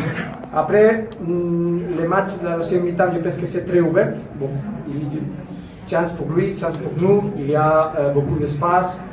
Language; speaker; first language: French; non-native, learner; Spanish